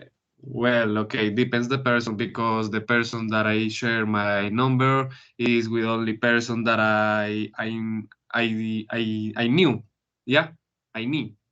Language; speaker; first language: English; non-native, learner; Spanish